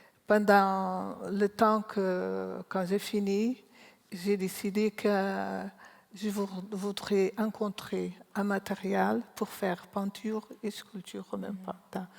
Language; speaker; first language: French; non-native, learner; Portuguese